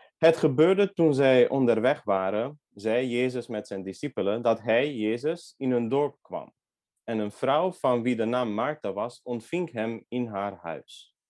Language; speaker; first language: Dutch; non-native, fluent; Hungarian